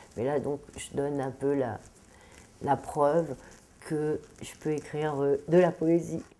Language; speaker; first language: French; native; French